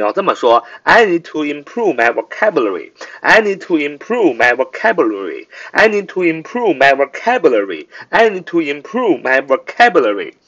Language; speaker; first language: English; non-native, fluent; Chinese